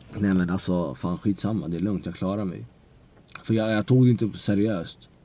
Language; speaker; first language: Swedish; early bilingual, other home language; Central Kurdish